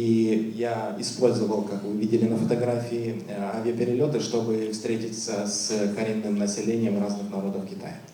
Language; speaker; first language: Russian; native; Russian